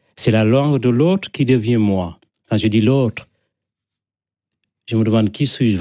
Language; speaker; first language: French; non-native, local second language; Wolof